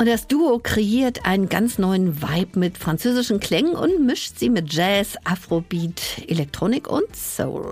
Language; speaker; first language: German; native; German